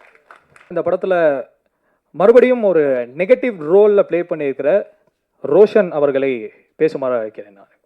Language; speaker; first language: Tamil; native; Tamil